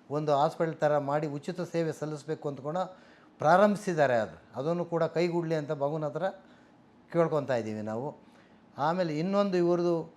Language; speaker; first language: Kannada; native; Kannada